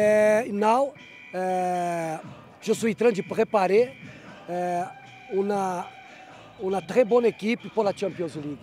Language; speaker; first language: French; non-native, fluent; Portuguese